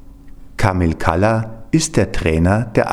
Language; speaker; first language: German; native; German